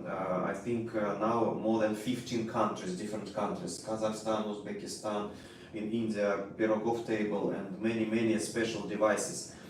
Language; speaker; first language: English; non-native, learner; Russian